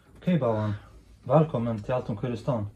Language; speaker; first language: Swedish; early bilingual, other home language; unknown